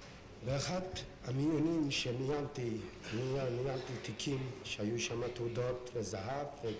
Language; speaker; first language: Hebrew; non-native, fluent; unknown